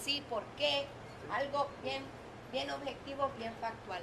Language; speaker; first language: Spanish; non-native, fluent; Italian